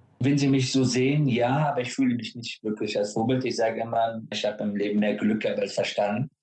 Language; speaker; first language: German; non-native, fluent; Persian